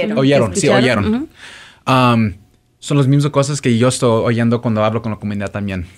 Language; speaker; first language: Spanish; early bilingual, heritage; Spanish